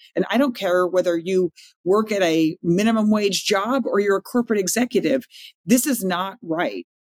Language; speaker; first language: English; native; English